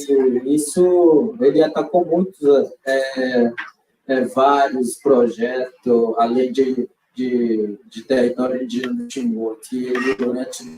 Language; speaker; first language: Portuguese; non-native, local second language; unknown